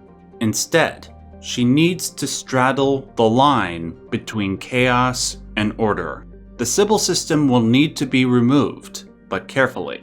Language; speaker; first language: English; native; English